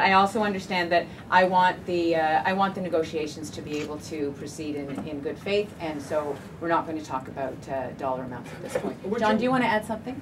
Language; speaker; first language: English; native; English